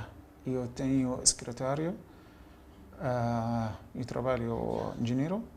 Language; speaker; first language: Portuguese; non-native, learner; Arabic